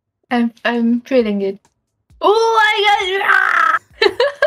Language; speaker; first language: English; non-native, learner; Japanese